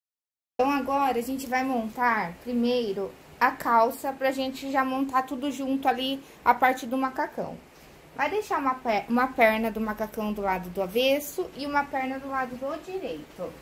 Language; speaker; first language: Portuguese; native; Portuguese